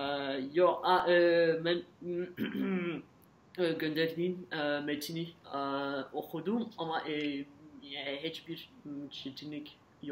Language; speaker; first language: Azerbaijani; non-native, learner; French